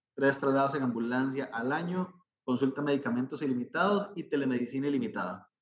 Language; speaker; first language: Spanish; native; Spanish